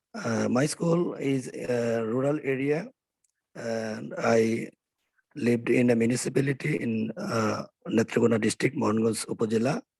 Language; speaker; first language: English; non-native, learner; Bangla